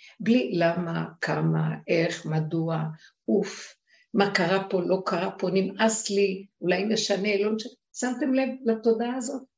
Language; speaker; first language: Hebrew; native; Hebrew